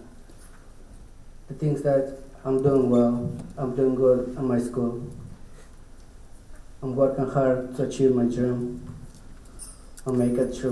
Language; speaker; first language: English; non-native, learner; Kʼicheʼ